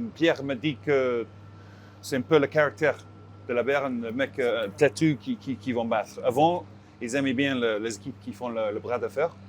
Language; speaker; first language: French; non-native, learner; English